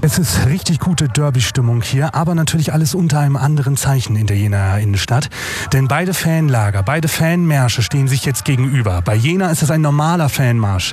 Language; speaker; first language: German; native; German